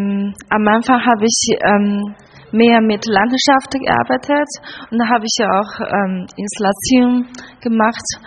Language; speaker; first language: German; non-native, learner; Chinese